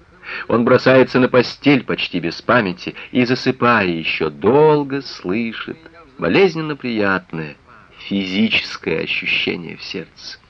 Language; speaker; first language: Russian; native; Russian